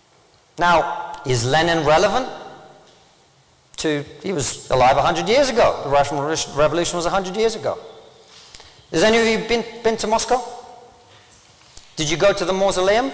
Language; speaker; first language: English; early bilingual, other home language; Russian